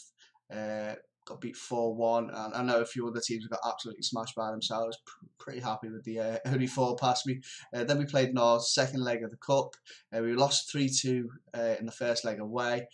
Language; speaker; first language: English; native; English